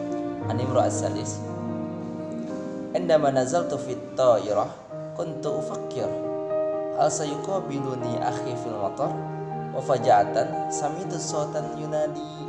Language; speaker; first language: Arabic; non-native, learner; Indonesian